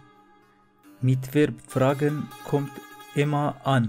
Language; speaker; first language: German; non-native, learner; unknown